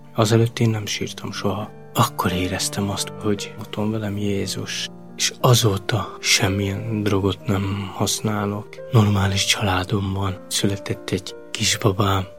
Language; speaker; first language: Hungarian; non-native, local second language; Romany